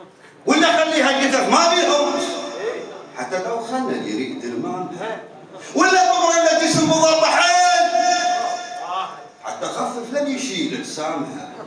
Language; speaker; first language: Arabic; native; Arabic